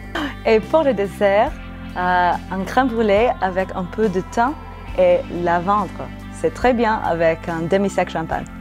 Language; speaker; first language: French; non-native, fluent; English